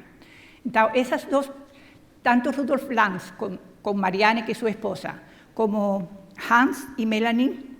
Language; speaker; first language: Portuguese; non-native, fluent; Spanish